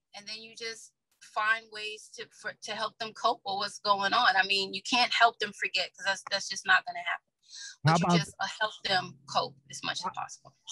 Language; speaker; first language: English; native; English